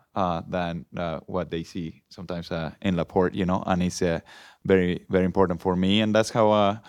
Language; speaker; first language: English; non-native, fluent; Spanish